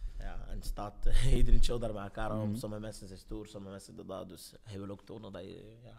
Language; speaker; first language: Dutch; early bilingual, other home language; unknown